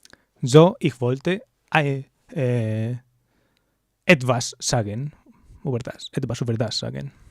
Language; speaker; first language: German; non-native, learner; English